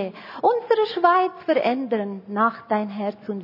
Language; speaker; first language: German; non-native, fluent; Arabic